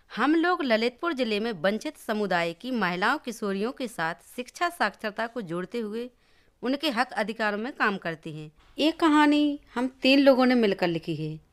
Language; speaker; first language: Hindi; native; Hindi